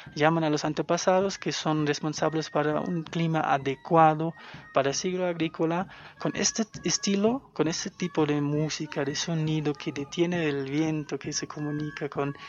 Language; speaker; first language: Spanish; non-native, fluent; German